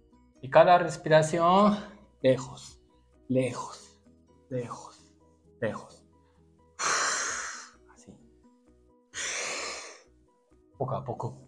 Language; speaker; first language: Spanish; non-native, learner; Japanese